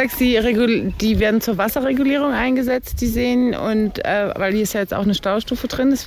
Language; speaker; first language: German; native; German